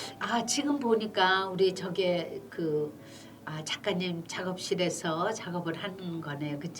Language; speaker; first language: Korean; native; Korean